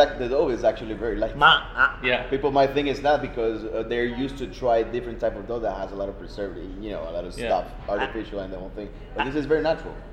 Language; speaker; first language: English; non-native, fluent; Italian